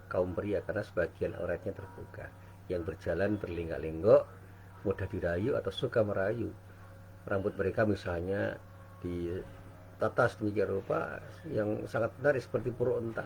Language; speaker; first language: Indonesian; native; Indonesian